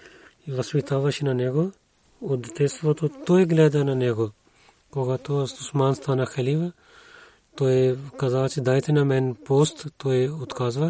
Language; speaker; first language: Bulgarian; non-native, learner; Urdu